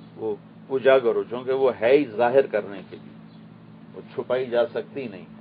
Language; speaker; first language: Urdu; non-native, local second language; Punjabi